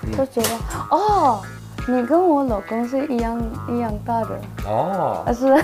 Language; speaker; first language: Chinese; non-native, fluent; Malay